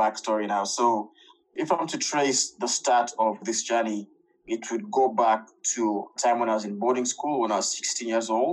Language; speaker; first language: English; non-native, local second language; Ganda